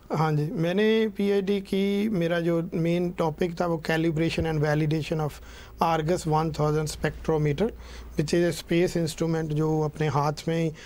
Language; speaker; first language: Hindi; non-native, local second language; Punjabi